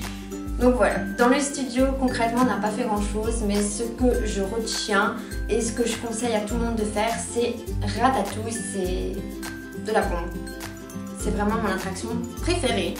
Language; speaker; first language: French; native; French